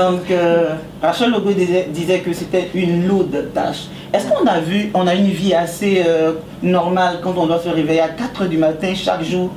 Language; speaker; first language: French; native; French